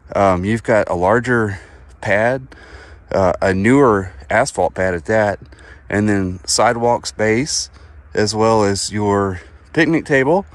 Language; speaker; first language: English; native; English